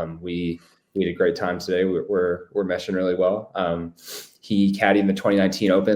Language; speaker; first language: English; native; English